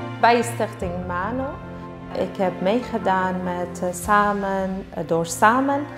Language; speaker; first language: Dutch; non-native, learner; Persian